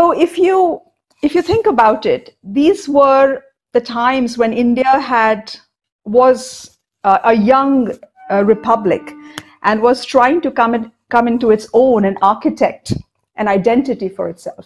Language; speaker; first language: English; non-native, local second language; Odia